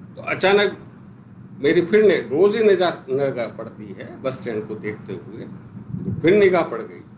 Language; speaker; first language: Hindi; native; Hindi